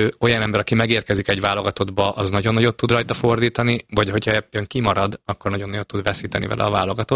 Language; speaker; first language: Hungarian; native; Hungarian